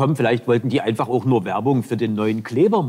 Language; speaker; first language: German; native; German